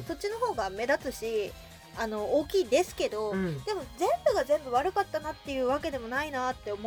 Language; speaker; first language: Japanese; native; Japanese